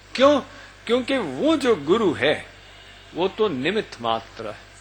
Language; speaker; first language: Hindi; native; Hindi